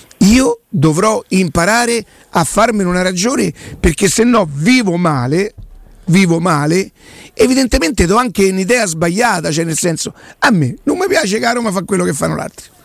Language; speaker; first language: Italian; native; Italian